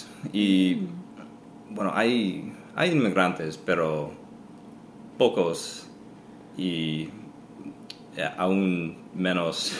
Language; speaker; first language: Spanish; non-native, fluent; English